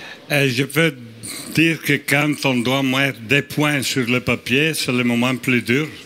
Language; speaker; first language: French; non-native, fluent; Italian